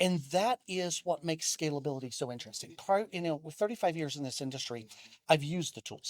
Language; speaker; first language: English; native; English